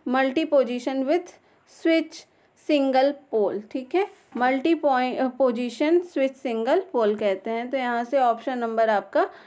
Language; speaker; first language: Hindi; native; Hindi